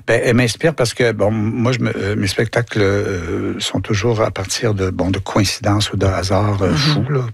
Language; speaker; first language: French; native; French